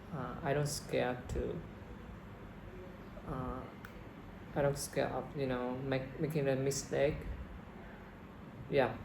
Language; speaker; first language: English; non-native, learner; Vietnamese